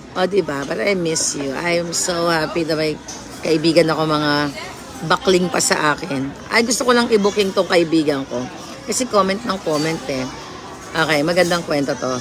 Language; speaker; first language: Filipino; non-native, local second language; Cebuano